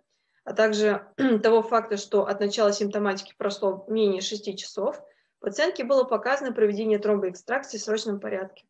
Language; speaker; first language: Russian; native; Russian